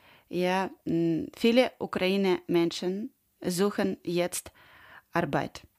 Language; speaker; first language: German; non-native, learner; Ukrainian